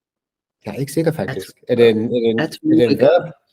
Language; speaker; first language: Danish; non-native, learner; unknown